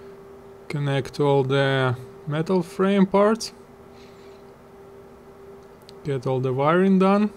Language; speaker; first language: English; non-native, fluent; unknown